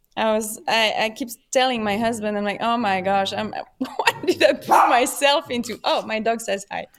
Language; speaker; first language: English; non-native, fluent; French